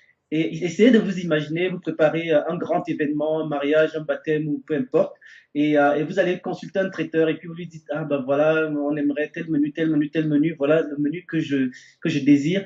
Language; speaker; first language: French; native; French